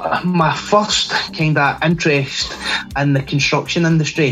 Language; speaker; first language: English; native; English